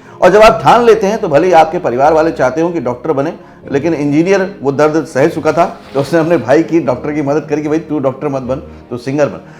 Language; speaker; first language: Hindi; native; Hindi